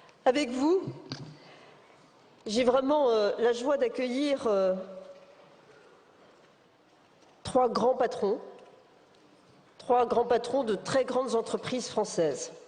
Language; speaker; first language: French; native; French